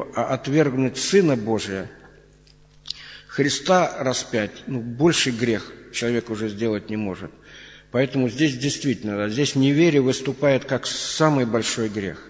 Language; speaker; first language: Russian; native; Russian